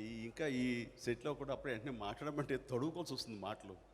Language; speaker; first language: Telugu; native; Telugu